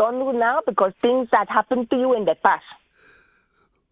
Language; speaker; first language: English; non-native, fluent; Spanish